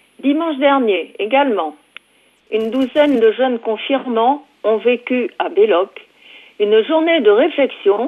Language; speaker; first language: French; native; French